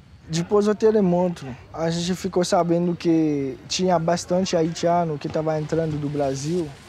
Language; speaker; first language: Portuguese; non-native, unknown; Haitian Creole